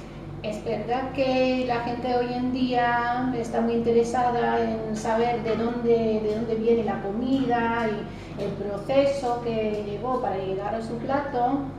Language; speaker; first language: Spanish; non-native, fluent; English